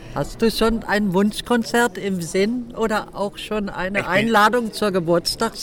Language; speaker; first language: German; native; German